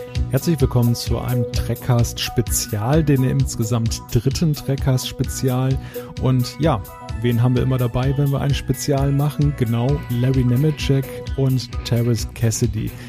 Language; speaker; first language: German; native; German